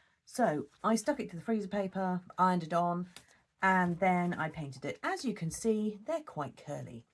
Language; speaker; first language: English; native; English